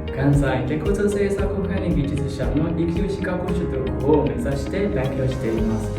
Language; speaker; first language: Japanese; non-native, fluent; Burmese